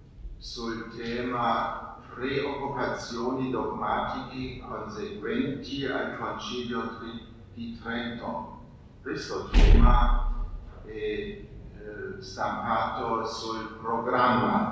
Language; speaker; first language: Italian; non-native, fluent; German